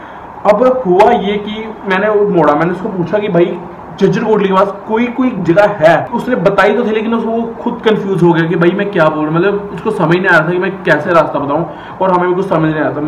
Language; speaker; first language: Hindi; native; Hindi